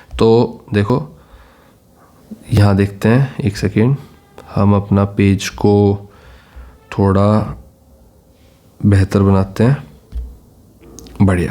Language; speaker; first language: Hindi; native; Hindi